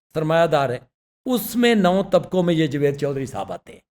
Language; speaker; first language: Urdu; non-native, local second language; Punjabi